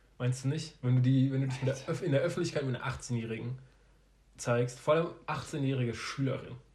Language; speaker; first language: German; early bilingual, other home language; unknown